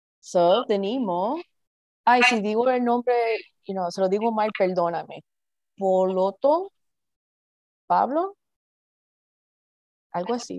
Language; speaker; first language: Spanish; early bilingual, heritage; Spanish